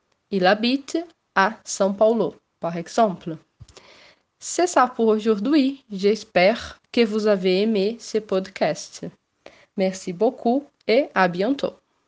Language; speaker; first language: French; non-native, fluent; Portuguese